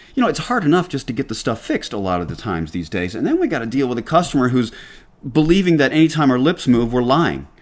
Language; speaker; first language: English; native; English